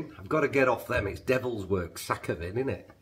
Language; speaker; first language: English; native; English